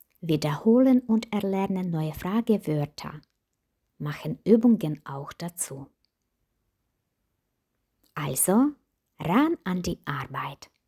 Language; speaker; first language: German; non-native, fluent; Ukrainian